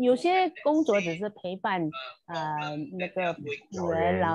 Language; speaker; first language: Chinese; native; Chinese